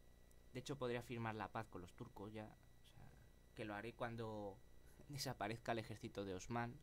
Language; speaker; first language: Spanish; native; Spanish